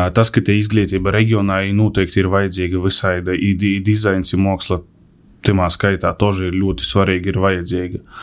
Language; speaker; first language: Latvian; native; Latvian